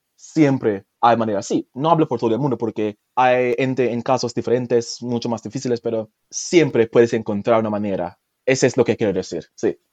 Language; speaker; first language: Spanish; non-native, fluent; Jamaican Creole English